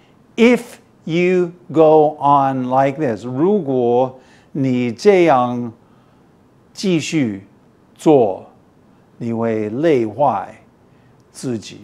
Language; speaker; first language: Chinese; non-native, fluent; English